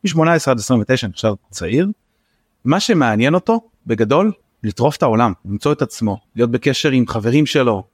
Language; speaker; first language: Hebrew; native; Hebrew